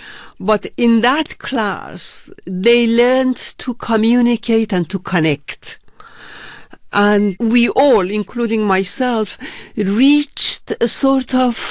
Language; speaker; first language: English; non-native, fluent; Persian